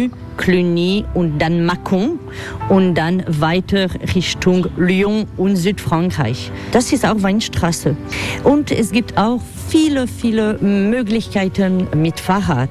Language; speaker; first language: German; non-native, fluent; French